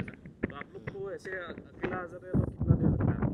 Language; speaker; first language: Hindi; non-native, local second language; Assamese